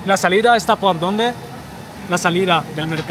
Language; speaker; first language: Spanish; non-native, learner; French